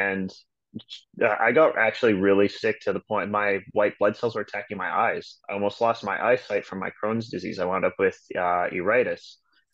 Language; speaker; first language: English; native; English